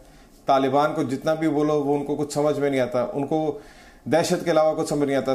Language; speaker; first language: Hindi; native; Hindi